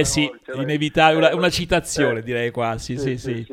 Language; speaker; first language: Italian; native; Italian